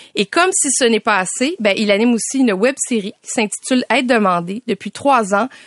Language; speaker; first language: French; native; French